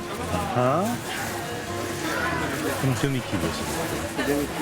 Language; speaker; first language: French; non-native, learner; English